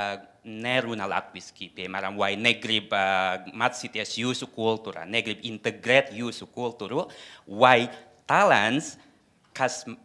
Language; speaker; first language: Latvian; non-native, learner; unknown